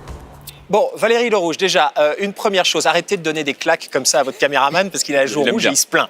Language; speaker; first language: French; native; French